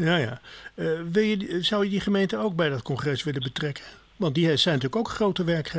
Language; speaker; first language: Dutch; native; Dutch